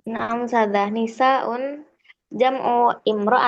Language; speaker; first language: Arabic; non-native, learner; Indonesian